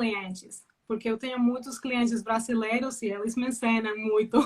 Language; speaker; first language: Portuguese; non-native, learner; Spanish